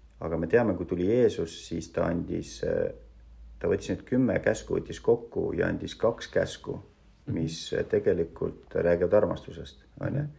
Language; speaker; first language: Estonian; non-native, local second language; Russian